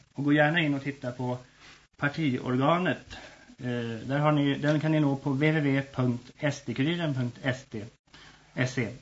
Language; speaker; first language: Swedish; native; Swedish